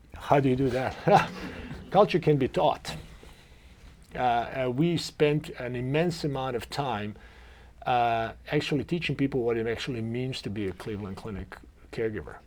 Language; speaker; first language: English; non-native, fluent; Croatian